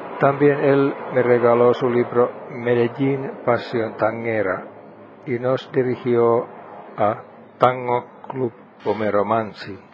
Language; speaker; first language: Spanish; non-native, fluent; Finnish